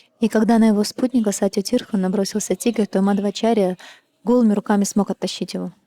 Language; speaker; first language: Russian; native; Russian